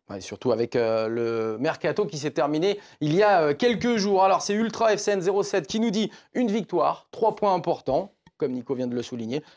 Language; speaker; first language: French; native; French